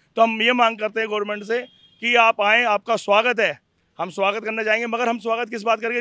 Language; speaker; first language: Hindi; native; Hindi